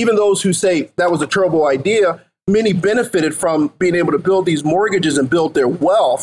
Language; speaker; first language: English; native; English